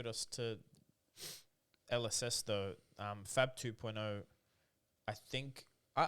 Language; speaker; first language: English; native; English